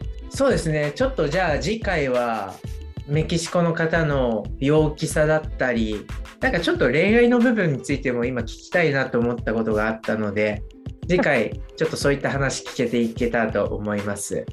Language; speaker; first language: Japanese; native; Japanese